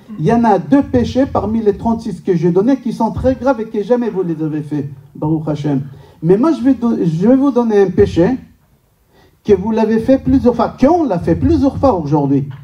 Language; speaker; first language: French; non-native, fluent; Hebrew